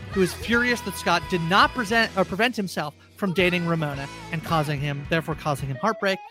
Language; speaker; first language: English; native; English